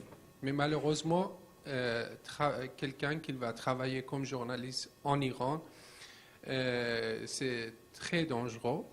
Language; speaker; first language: French; non-native, learner; Persian